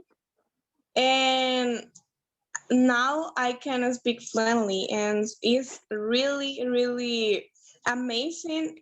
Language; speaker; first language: English; non-native, learner; Spanish